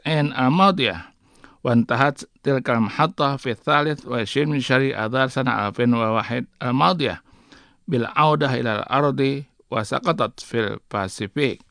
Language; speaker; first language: Arabic; non-native, fluent; Indonesian